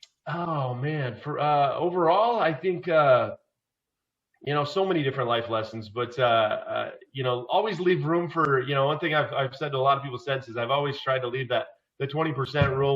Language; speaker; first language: English; native; English